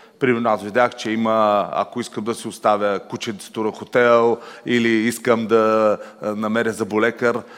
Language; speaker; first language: Bulgarian; native; Bulgarian